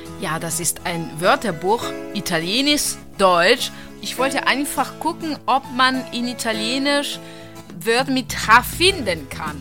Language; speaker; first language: German; non-native, fluent; Italian